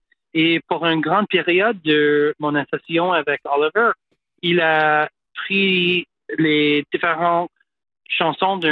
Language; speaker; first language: French; non-native, local second language; English